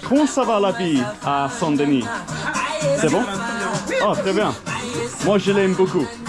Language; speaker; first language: French; non-native, learner; English